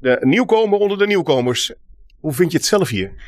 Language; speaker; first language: Dutch; native; Dutch